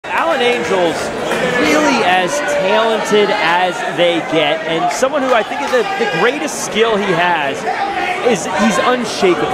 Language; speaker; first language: English; native; English